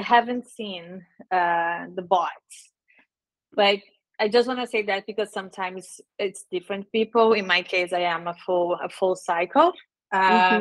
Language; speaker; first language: English; non-native, fluent; Portuguese